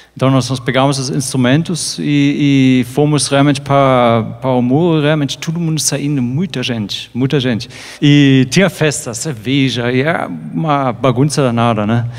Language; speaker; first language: Portuguese; non-native, fluent; German